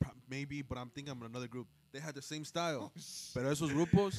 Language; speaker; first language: English; early bilingual, other home language; Spanish